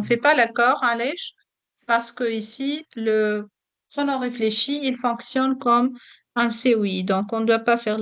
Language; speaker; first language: French; non-native, local second language; Arabic